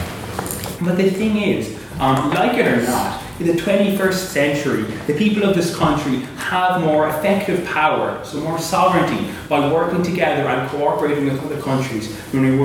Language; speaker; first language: English; native; English